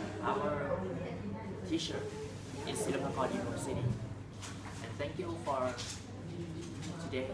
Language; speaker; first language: English; non-native, learner; Thai